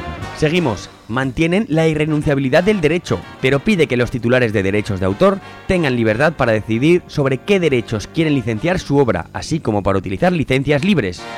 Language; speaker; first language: Spanish; native; Spanish